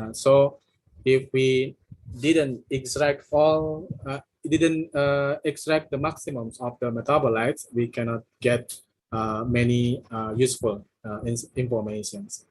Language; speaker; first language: English; non-native, fluent; Indonesian